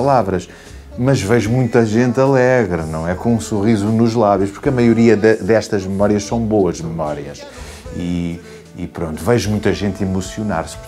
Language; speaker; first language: Portuguese; native; Portuguese